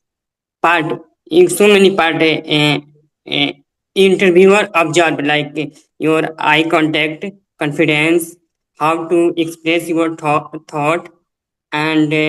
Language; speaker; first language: English; non-native, learner; Hindi